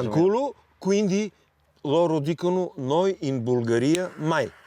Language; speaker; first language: Italian; non-native, learner; Bulgarian